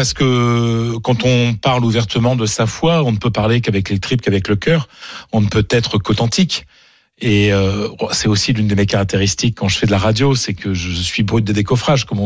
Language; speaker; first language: French; native; French